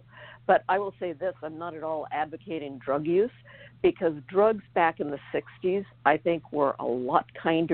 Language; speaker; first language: English; native; English